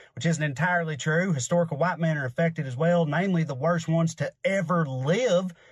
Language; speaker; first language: English; native; English